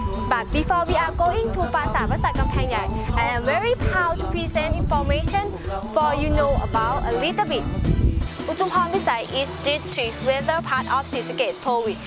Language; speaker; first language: English; non-native, learner; Thai